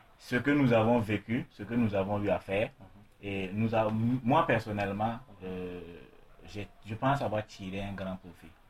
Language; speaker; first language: French; non-native, local second language; Mossi